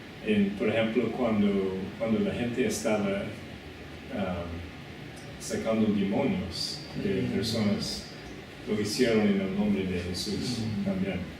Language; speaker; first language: Spanish; non-native, fluent; English